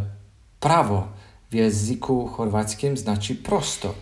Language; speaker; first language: Polish; non-native, learner; Croatian